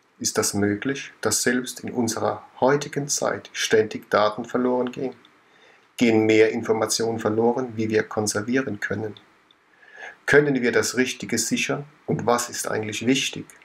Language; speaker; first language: German; native; German